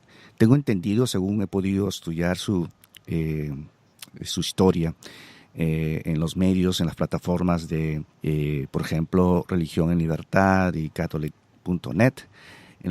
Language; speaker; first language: Spanish; native; Spanish